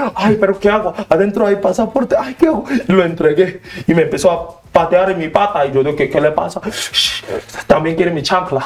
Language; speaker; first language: Spanish; non-native, learner; Korean